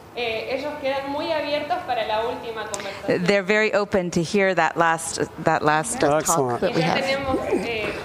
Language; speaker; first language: English; non-native, fluent; Spanish